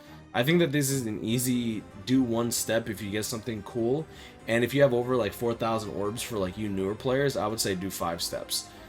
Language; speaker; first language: English; native; English